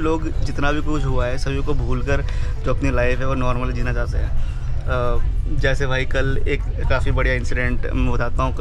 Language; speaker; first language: Hindi; native; Hindi